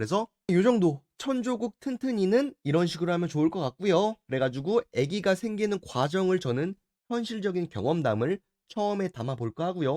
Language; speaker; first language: Korean; native; Korean